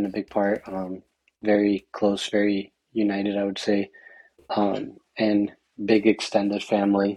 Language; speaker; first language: English; native; English